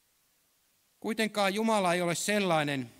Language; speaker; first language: Finnish; native; Finnish